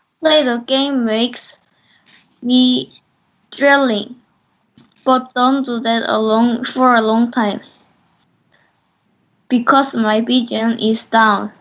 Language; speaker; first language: English; non-native, learner; Korean